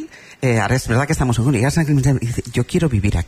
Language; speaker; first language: Spanish; native; Spanish